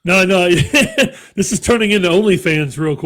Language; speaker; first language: English; native; English